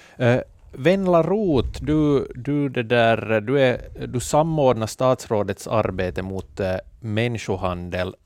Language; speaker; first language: Swedish; native; Swedish